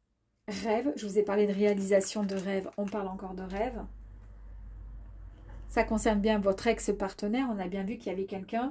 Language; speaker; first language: French; native; French